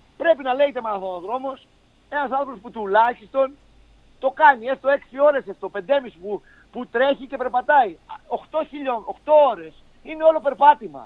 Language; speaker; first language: Greek; native; Greek